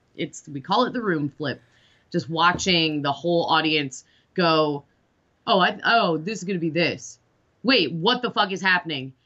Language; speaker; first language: English; native; English